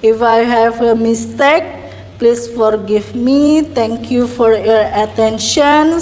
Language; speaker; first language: English; non-native, learner; Indonesian